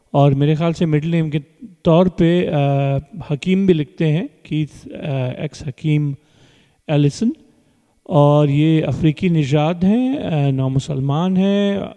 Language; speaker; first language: Urdu; early bilingual, heritage; Urdu